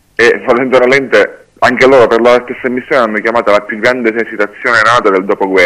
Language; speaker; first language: Italian; native; Italian